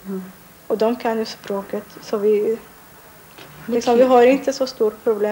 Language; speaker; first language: Swedish; non-native, learner; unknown